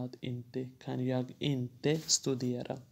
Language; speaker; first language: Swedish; non-native, fluent; Urdu